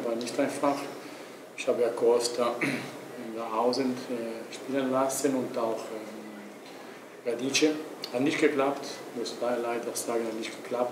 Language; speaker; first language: German; non-native, local second language; Italian